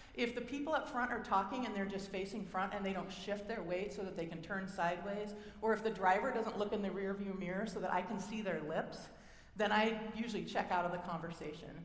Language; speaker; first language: English; native; English